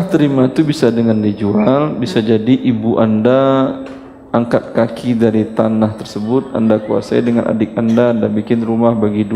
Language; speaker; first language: Indonesian; native; Indonesian